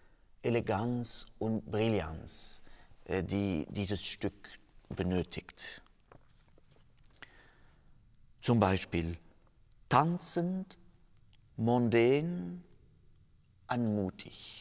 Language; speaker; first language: German; non-native, fluent; French